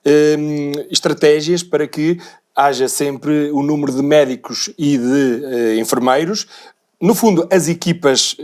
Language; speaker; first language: Portuguese; native; Portuguese